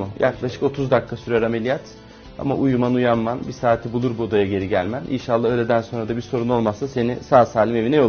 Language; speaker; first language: Turkish; native; Turkish